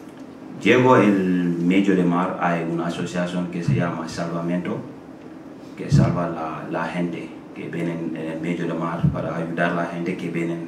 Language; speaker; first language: Spanish; non-native, learner; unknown